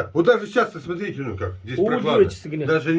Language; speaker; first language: Russian; native; Russian